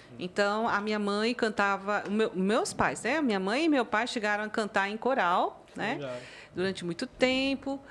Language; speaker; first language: Portuguese; early bilingual, other home language; Chinese